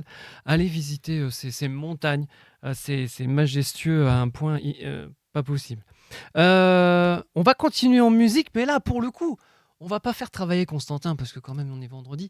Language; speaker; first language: French; native; French